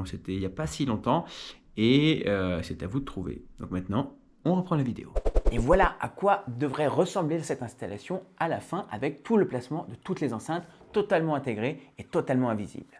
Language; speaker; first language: French; native; French